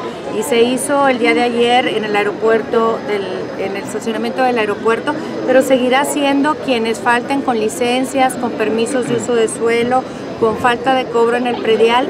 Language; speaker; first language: Spanish; native; Spanish